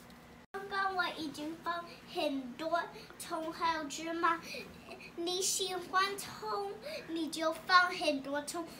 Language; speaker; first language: Chinese; early bilingual, heritage; Chinese